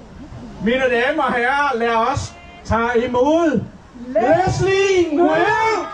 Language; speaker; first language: Danish; early bilingual, other home language; Vietnamese